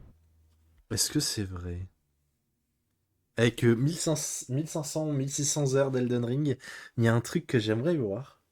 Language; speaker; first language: French; native; French